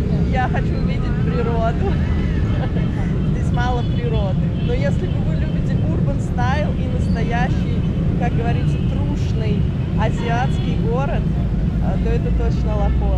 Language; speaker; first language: Russian; native; Russian